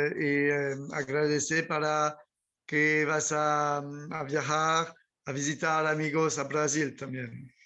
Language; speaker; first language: Spanish; non-native, learner; French